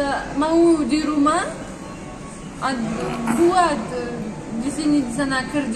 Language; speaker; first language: Indonesian; non-native, learner; Russian